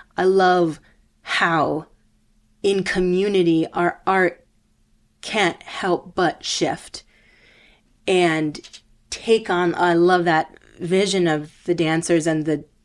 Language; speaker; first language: English; early bilingual, other home language; Spanish